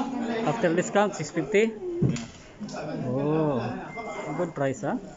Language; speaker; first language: English; non-native, learner; Filipino